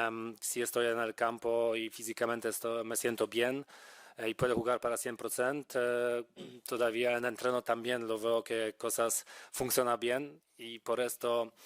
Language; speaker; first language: Spanish; non-native, fluent; Polish